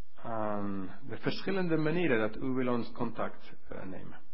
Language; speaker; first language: Dutch; non-native, fluent; English